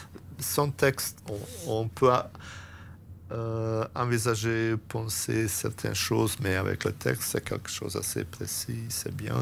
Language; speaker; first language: French; non-native, fluent; Bosnian